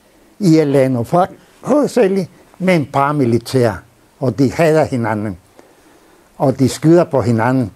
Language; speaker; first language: Danish; non-native, fluent; Spanish